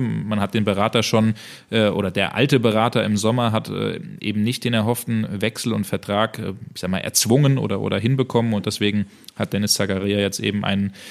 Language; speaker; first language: German; native; German